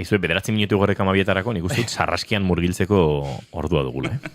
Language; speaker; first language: Basque; native; Basque